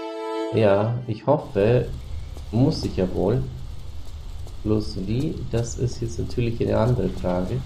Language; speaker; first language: German; native; German